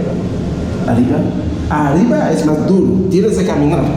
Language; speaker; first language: Spanish; non-native, learner; Haitian Creole